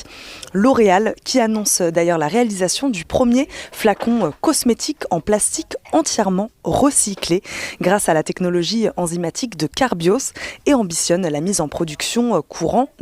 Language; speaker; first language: French; native; French